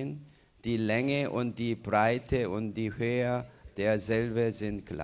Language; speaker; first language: German; non-native, fluent; Korean